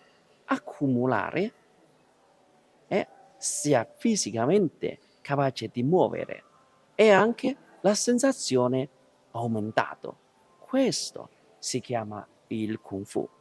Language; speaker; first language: Italian; non-native, learner; Chinese